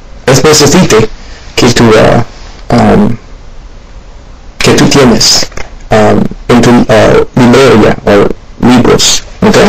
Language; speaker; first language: Spanish; non-native, learner; Haitian Creole